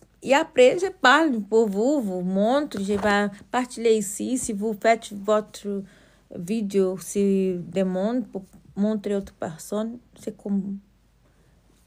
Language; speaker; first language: French; non-native, learner; Portuguese